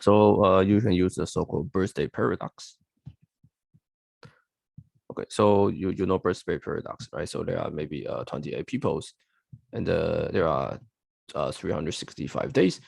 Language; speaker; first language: English; non-native, fluent; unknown